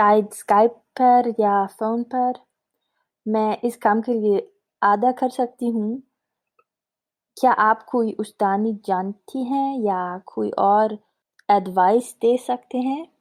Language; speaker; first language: Hindi; non-native, learner; German